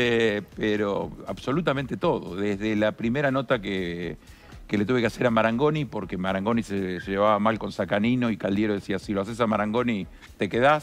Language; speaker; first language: Spanish; native; Spanish